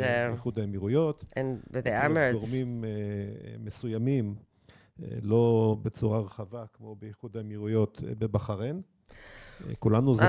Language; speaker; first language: Hebrew; native; Hebrew